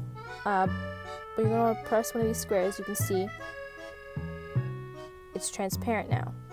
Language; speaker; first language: English; native; English